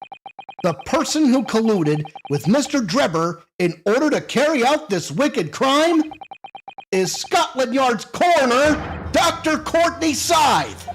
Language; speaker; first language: English; native; English